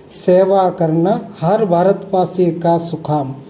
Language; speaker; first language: Hindi; non-native, local second language; Malayalam